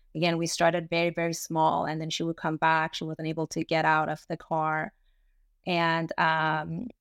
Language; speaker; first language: English; early bilingual, other home language; Persian